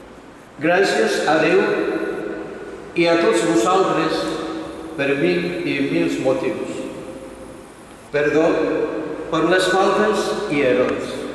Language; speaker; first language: Catalan; non-native, fluent; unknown